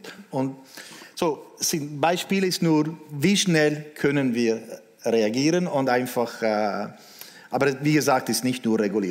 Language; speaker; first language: German; non-native, local second language; Italian